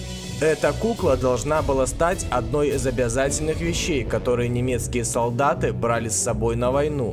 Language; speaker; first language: Russian; native; Russian